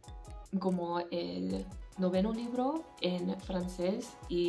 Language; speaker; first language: Spanish; non-native, fluent; English